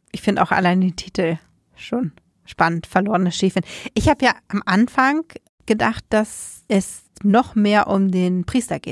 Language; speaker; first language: German; native; German